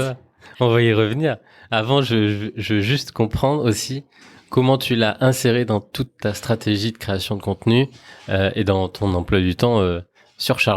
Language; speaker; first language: French; native; French